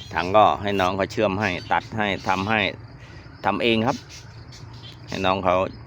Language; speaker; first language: Thai; native; Thai